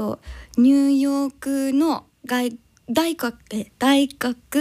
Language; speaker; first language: Japanese; non-native, learner; English